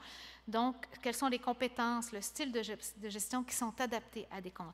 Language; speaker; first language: French; native; French